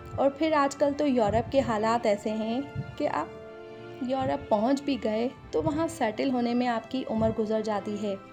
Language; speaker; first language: Urdu; non-native, local second language; Punjabi